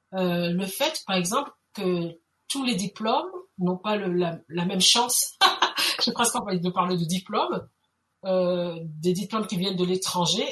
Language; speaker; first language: French; native; French